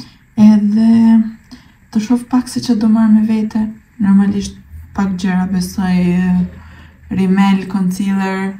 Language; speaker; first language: Albanian; native; Albanian